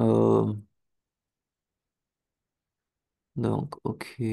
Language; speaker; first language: French; non-native, learner; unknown